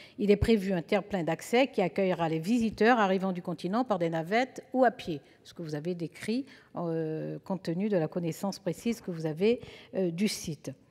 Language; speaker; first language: French; native; French